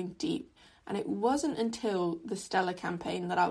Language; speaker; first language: English; non-native, local second language; Cantonese